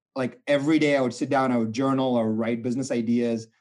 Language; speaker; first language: English; non-native, local second language; Tamil